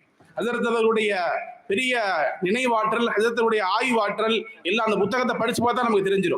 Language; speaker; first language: Tamil; native; Tamil